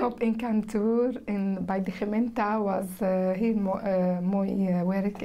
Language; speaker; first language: Dutch; non-native, learner; Arabic